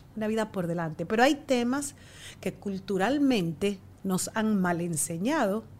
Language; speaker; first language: Spanish; native; Spanish